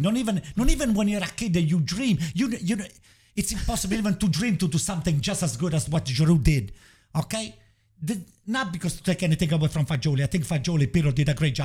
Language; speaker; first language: English; non-native, fluent; Italian